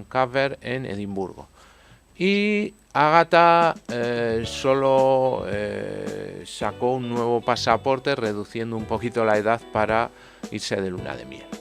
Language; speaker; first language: Spanish; native; Spanish